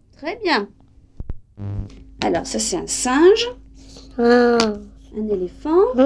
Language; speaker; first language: French; native; French